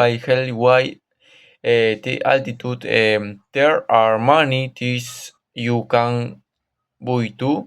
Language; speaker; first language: English; non-native, learner; Spanish